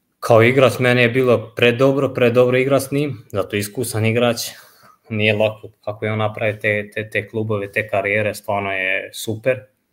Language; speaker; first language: Croatian; non-native, fluent; Albanian